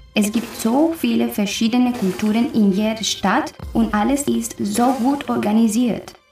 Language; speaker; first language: German; non-native, fluent; Spanish